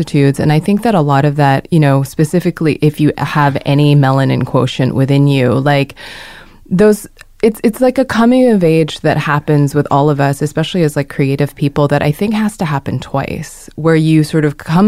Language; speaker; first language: English; non-native, local second language; Korean